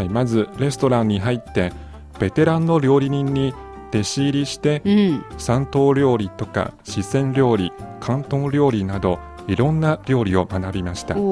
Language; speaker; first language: Japanese; non-native, fluent; Chinese